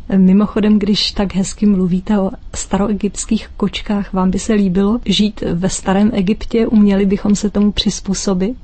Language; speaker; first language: Czech; native; Czech